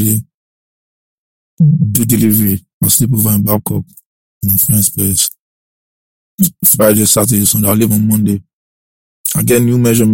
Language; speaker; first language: English; non-native, local second language; Yoruba